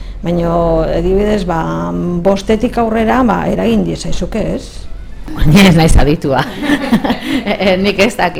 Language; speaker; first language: Basque; non-native, learner; Spanish